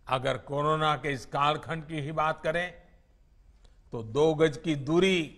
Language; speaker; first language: Hindi; non-native, local second language; Gujarati